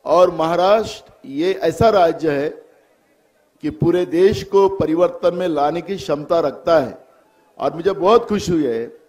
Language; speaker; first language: Hindi; non-native, local second language; Marathi